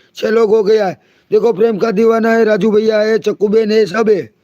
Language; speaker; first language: Hindi; non-native, local second language; Gujarati